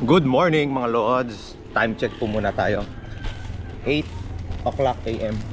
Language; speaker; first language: Filipino; native; Filipino